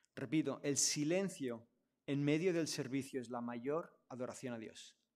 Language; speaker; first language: Spanish; non-native, local second language; Catalan